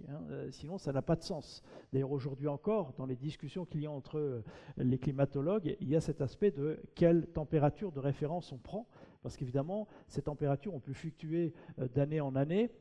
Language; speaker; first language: French; native; French